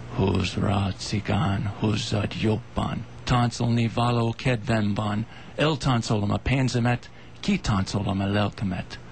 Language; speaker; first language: Hungarian; non-native, learner; English